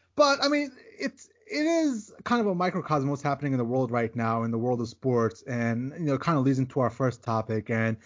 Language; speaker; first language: English; early bilingual, other home language; Urdu